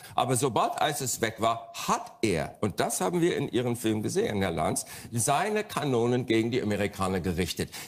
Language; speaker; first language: German; non-native, fluent; English